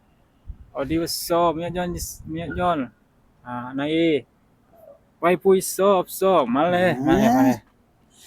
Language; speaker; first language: Korean; non-native, learner; Lao